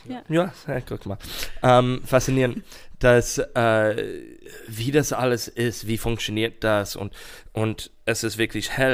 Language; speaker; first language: German; non-native, fluent; English